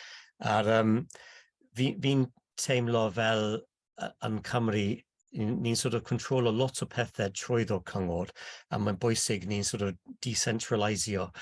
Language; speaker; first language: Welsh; non-native, local second language; English